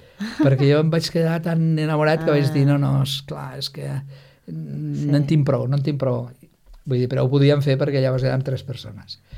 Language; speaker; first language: Catalan; non-native, local second language; Spanish